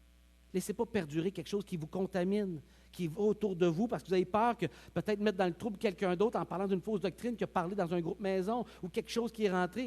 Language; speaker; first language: French; native; French